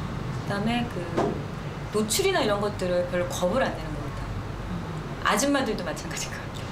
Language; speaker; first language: Korean; native; Korean